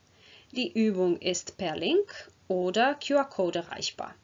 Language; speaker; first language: German; non-native, fluent; Croatian